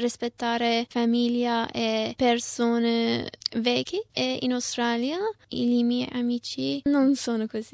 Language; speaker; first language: Italian; non-native, learner; Persian